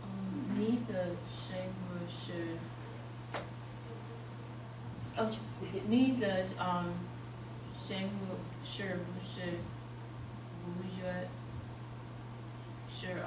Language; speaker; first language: Chinese; non-native, learner; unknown